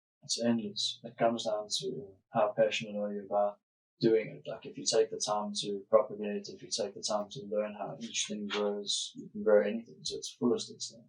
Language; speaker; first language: English; native; English